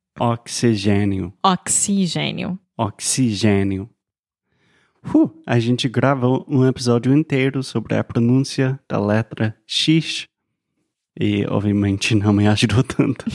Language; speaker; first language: Portuguese; non-native, fluent; English